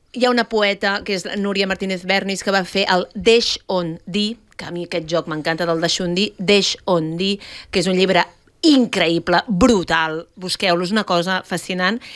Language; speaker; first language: Catalan; native; Catalan